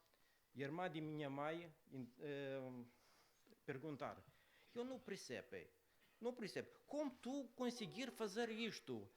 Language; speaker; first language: Portuguese; non-native, learner; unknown